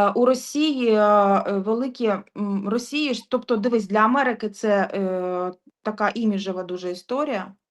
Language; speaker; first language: Ukrainian; non-native, local second language; Russian